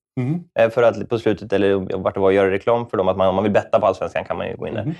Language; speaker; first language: Swedish; native; Swedish